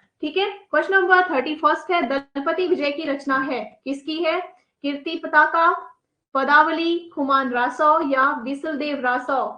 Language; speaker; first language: Hindi; native; Hindi